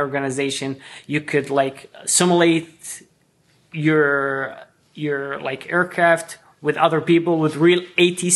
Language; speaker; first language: English; non-native, fluent; Arabic